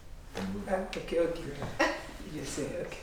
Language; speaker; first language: French; non-native, learner; Pashto